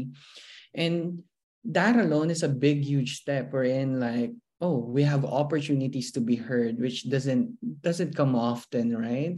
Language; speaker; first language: English; non-native, local second language; Filipino